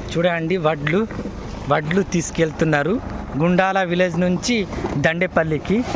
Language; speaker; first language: Telugu; native; Telugu